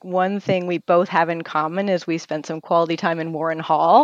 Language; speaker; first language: English; native; English